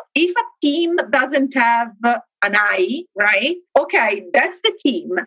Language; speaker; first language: English; non-native, fluent; Italian